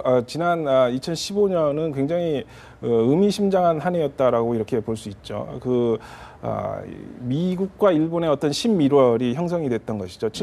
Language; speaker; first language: Korean; native; Korean